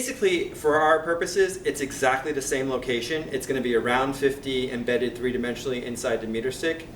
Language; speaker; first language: English; native; English